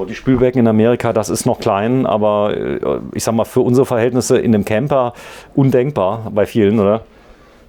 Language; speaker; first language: German; native; German